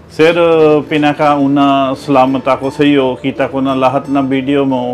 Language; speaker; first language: Filipino; non-native, learner; Punjabi